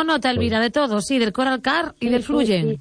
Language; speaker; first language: Spanish; native; Spanish